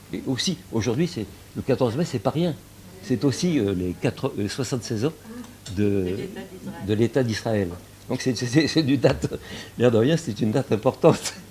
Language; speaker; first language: French; early bilingual, other home language; Yiddish